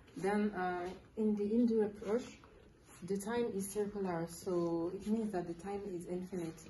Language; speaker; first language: English; non-native, learner; French